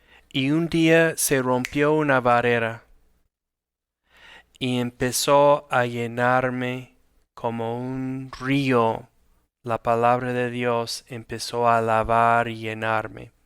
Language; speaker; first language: Spanish; non-native, fluent; English